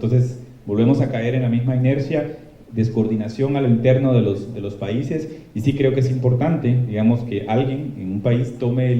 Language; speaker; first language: Spanish; native; Spanish